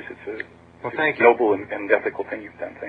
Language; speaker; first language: English; native; English